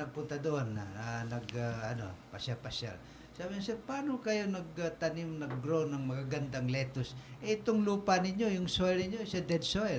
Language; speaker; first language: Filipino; non-native, local second language; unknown